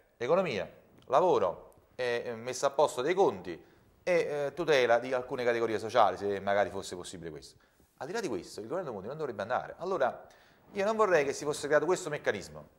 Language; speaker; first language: Italian; native; Italian